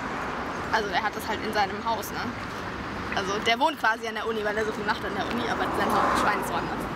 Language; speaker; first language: German; native; German